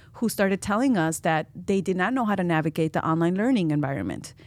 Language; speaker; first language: English; early bilingual, other home language; Spanish